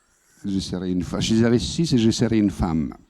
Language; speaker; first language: French; non-native, fluent; Bosnian